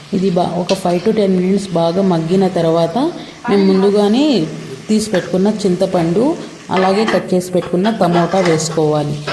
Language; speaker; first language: Telugu; non-native, local second language; Urdu